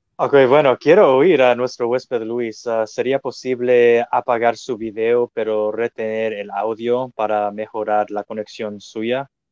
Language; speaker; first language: Spanish; non-native, fluent; English